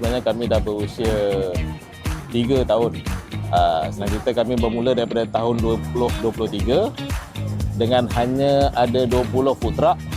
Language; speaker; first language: Malay; native; Malay